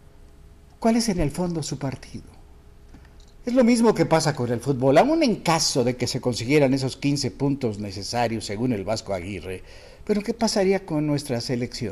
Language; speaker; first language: Spanish; native; Spanish